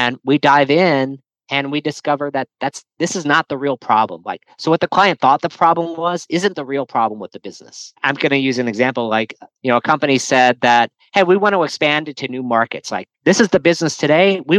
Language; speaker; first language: English; native; English